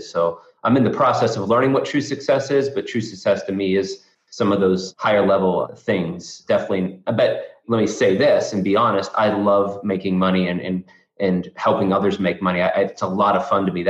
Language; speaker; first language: English; native; English